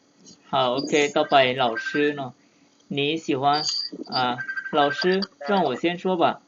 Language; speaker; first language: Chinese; non-native, fluent; Lao